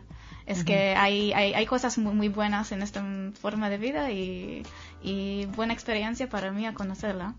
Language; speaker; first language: Spanish; non-native, fluent; Hebrew